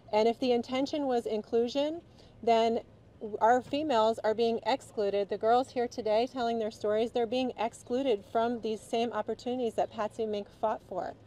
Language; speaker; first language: English; native; English